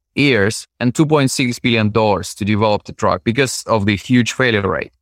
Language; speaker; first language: English; non-native, fluent; Russian